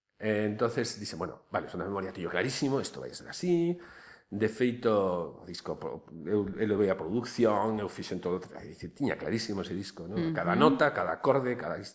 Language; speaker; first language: Galician; native; Galician